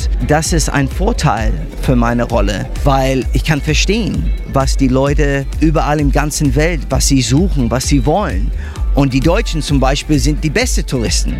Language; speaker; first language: German; non-native, learner; English